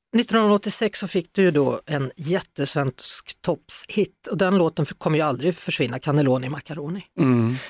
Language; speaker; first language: Swedish; native; Swedish